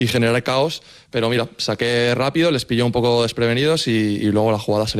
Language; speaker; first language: Spanish; native; Spanish